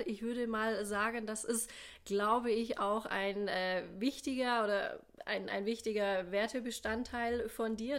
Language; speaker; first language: German; native; German